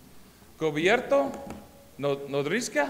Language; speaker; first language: Spanish; non-native, learner; English